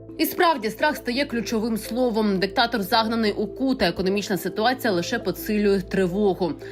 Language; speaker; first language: Ukrainian; native; Ukrainian